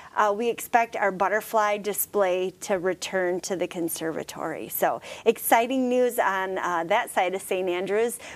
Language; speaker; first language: English; native; English